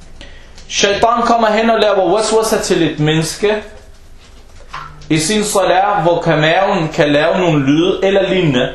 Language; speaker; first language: Danish; non-native, fluent; Arabic